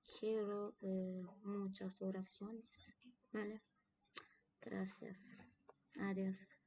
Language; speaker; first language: Spanish; non-native, learner; Turkish